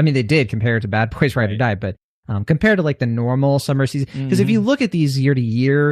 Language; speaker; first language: English; native; English